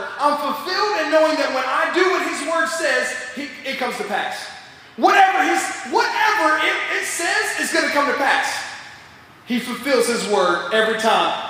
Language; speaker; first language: English; native; English